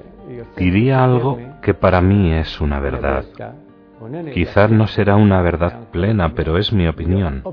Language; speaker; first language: Spanish; non-native, fluent; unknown